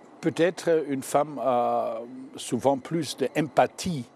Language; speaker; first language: French; non-native, fluent; German